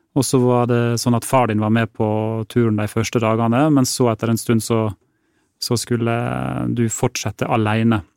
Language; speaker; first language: Norwegian; native; Norwegian